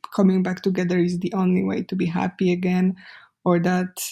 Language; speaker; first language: English; non-native, fluent; Polish